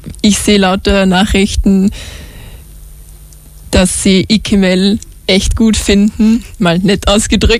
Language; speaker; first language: German; native; German